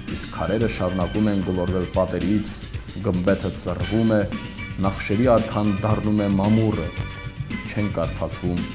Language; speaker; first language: Armenian; native; Armenian